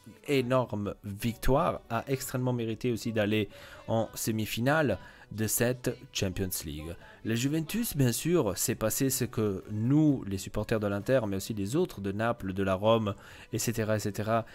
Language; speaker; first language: French; native; French